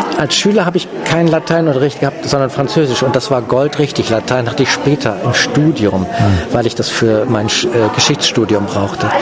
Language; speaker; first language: German; native; German